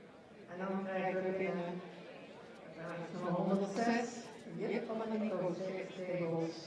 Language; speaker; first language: Dutch; native; Dutch